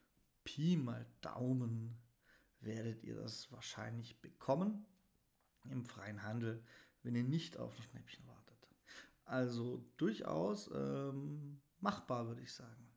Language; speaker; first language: German; native; German